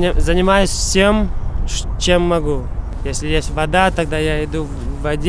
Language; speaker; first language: Russian; non-native, local second language; Latvian